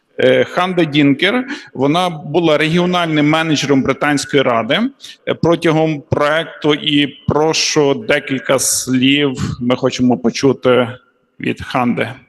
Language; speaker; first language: Ukrainian; native; Ukrainian